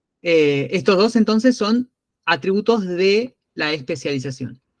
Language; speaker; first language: Spanish; native; Spanish